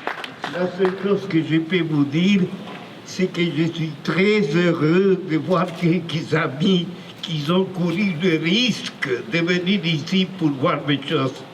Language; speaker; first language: French; non-native, fluent; Spanish